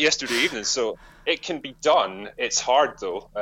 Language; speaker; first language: English; native; English